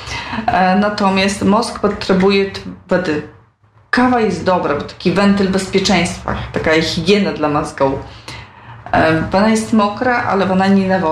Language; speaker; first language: Polish; non-native, local second language; Ukrainian